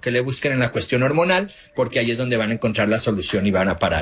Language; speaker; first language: Spanish; native; Spanish